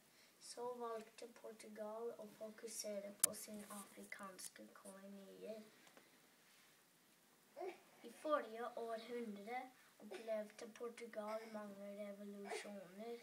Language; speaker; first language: Norwegian; early bilingual, other home language; English